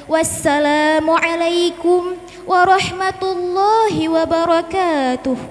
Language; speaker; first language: Arabic; non-native, learner; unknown